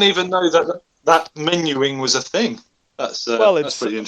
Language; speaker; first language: English; native; English